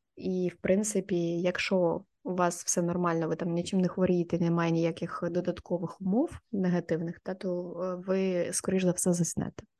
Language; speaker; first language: Ukrainian; non-native, local second language; Russian